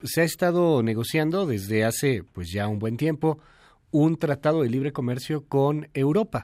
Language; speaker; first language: Spanish; native; Spanish